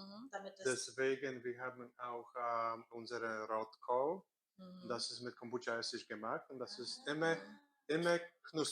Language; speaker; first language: German; non-native, learner; Korean